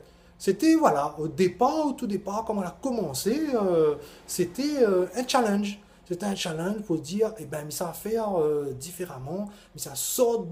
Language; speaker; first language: French; non-native, local second language; Réunion Creole French